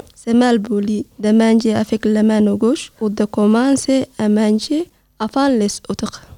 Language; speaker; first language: French; non-native, learner; Somali